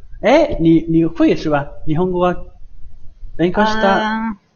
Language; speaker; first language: Japanese; non-native, fluent; Chinese